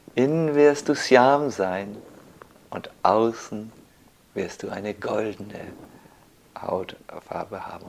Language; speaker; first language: German; native; German